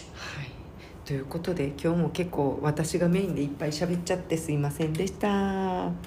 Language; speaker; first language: Japanese; native; Japanese